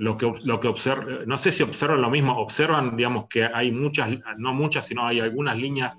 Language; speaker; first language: Spanish; native; Spanish